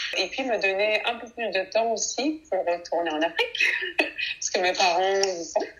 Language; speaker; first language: French; early bilingual, other home language; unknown